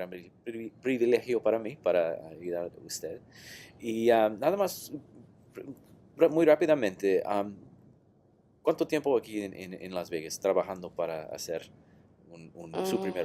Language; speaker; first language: Spanish; non-native, learner; English